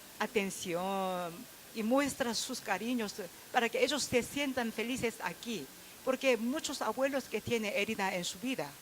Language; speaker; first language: Spanish; non-native, fluent; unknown